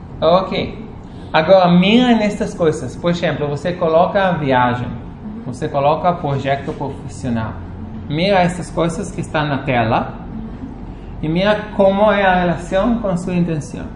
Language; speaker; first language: Portuguese; non-native, fluent; Spanish